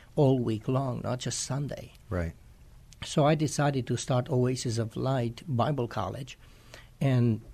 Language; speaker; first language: English; non-native, fluent; Romanian